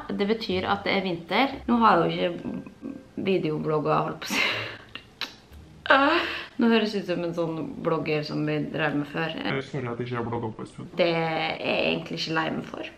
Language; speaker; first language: Norwegian; native; Norwegian